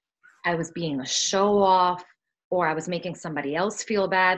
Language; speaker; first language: English; early bilingual, other home language; Spanish